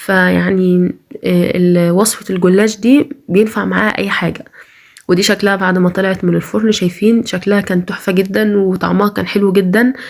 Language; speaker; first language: Arabic; native; Arabic